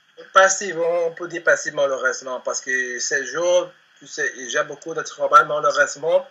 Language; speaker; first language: French; non-native, learner; Spanish